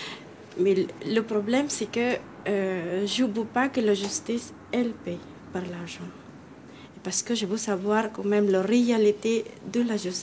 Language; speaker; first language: French; non-native, learner; Filipino